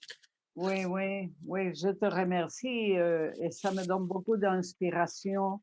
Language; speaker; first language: French; non-native, fluent; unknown